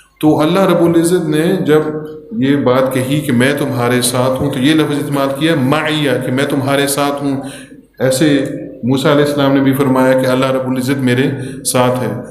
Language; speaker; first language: Urdu; early bilingual, heritage; Urdu